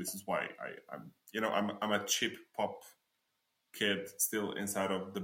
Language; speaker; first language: English; non-native, fluent; Slovenian